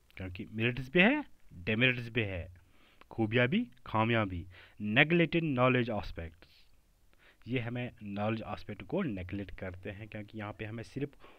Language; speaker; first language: Hindi; non-native, local second language; Kashmiri